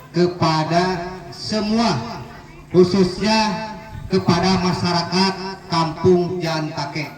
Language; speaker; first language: Indonesian; non-native, local second language; Sundanese